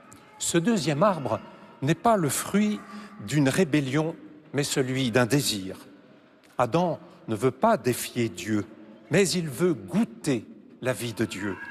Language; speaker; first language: French; native; French